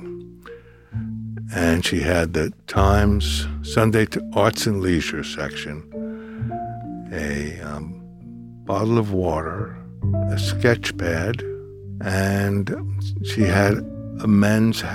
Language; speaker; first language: English; native; English